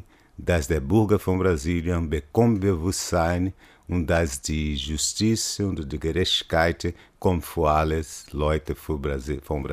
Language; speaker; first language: German; non-native, fluent; Portuguese